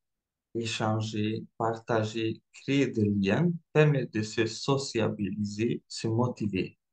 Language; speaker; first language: French; non-native, fluent; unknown